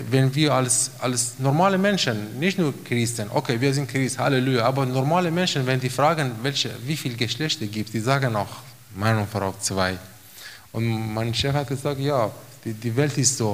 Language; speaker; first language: German; non-native, fluent; Romanian